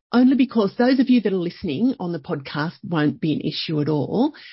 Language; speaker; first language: English; native; English